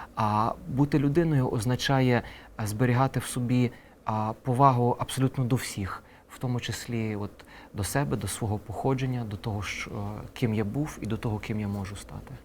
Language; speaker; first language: Ukrainian; native; Ukrainian